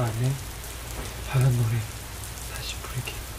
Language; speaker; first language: Korean; non-native, learner; Chinese